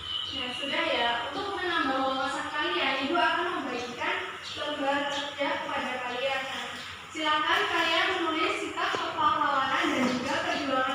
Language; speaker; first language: Indonesian; native; Indonesian